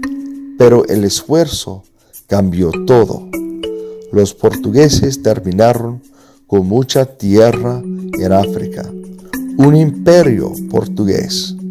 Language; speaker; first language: Spanish; non-native, fluent; English